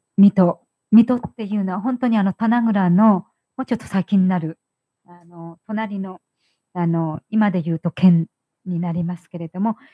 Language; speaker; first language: Japanese; native; Japanese